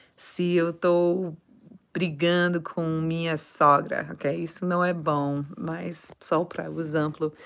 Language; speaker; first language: Portuguese; non-native, learner; English